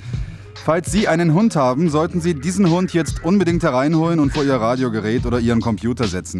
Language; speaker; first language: German; native; German